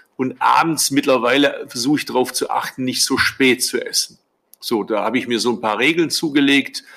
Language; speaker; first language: German; early bilingual, other home language; Turkish